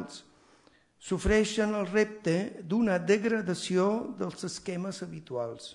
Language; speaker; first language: Catalan; non-native, fluent; Italian